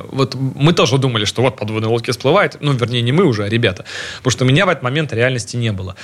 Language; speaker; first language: Russian; native; Russian